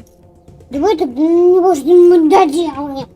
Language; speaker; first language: Russian; native; Russian